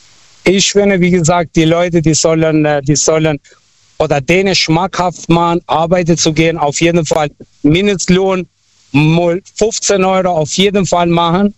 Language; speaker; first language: German; non-native, local second language; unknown